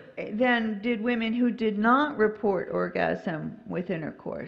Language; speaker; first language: English; native; English